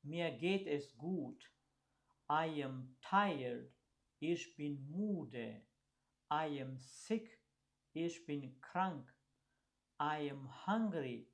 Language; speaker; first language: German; non-native, fluent; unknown